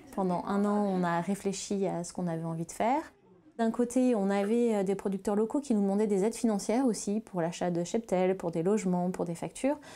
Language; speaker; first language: French; native; French